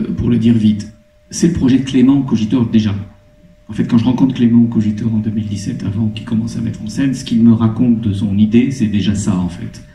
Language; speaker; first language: French; native; French